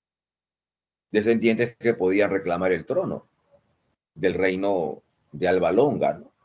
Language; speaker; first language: Spanish; native; Spanish